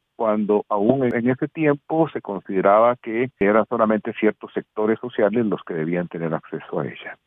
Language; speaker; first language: Spanish; native; Spanish